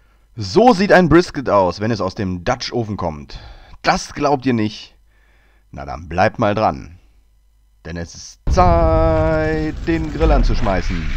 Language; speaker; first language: German; native; German